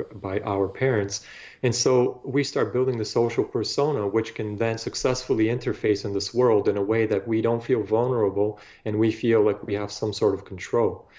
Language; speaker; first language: English; non-native, fluent; Bulgarian